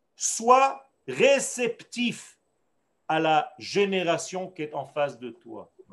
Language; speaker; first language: French; non-native, fluent; Hebrew